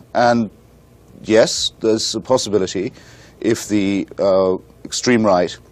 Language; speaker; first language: English; native; English